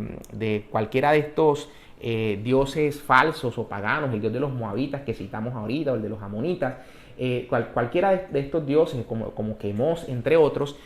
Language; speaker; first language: Spanish; native; Spanish